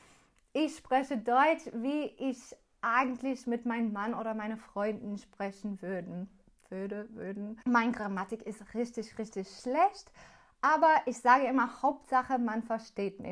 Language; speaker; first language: German; non-native, learner; English